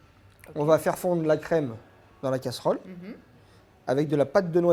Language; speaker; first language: French; native; French